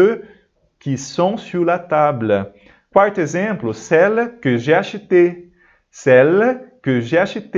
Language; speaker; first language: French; non-native, fluent; Portuguese